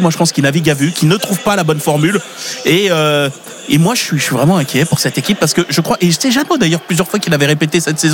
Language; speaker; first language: French; native; French